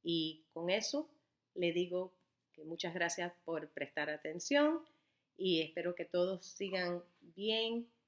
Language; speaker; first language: Spanish; early bilingual, heritage; Spanish